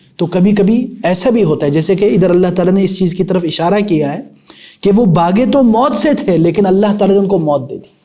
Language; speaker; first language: Urdu; non-native, local second language; Punjabi